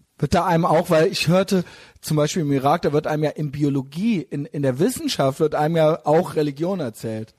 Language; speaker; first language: German; native; German